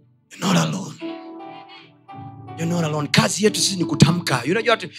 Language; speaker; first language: English; non-native, local second language; Swahili